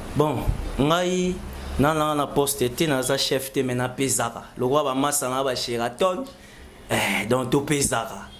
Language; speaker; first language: Lingala; native; Lingala